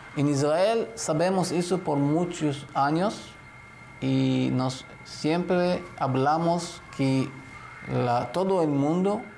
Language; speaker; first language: Spanish; non-native, fluent; Hebrew